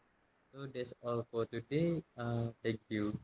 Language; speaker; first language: English; non-native, local second language; Malay